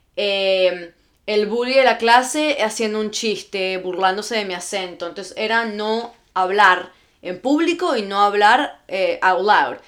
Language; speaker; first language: Spanish; native; Spanish